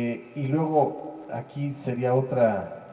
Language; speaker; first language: Spanish; native; Spanish